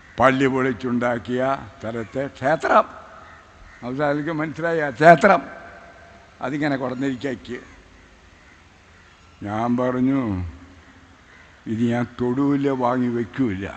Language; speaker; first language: Malayalam; native; Malayalam